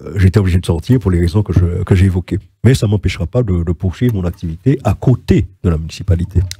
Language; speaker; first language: French; native; French